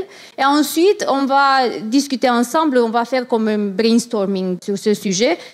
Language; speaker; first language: French; non-native, fluent; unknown